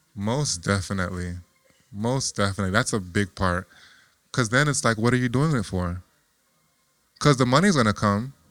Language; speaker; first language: English; native; English